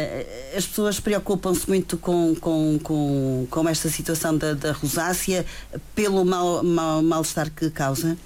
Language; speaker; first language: Portuguese; native; Portuguese